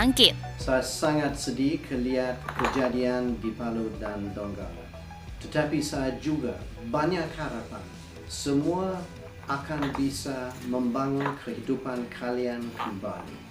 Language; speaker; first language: Indonesian; non-native, fluent; English